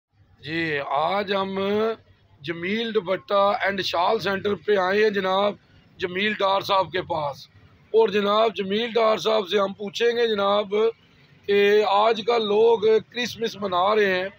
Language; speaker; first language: Hindi; non-native, local second language; Punjabi